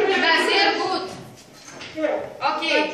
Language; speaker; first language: German; non-native, fluent; Lithuanian